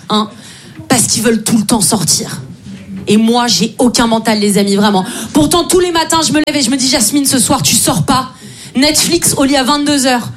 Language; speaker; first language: French; native; French